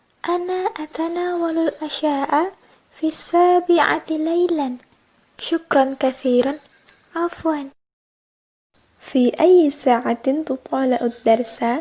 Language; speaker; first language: Arabic; non-native, learner; Indonesian